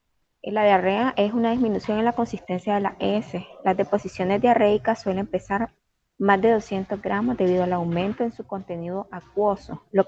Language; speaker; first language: Spanish; native; Spanish